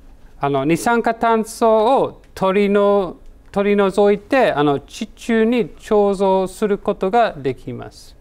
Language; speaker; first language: Japanese; non-native, learner; English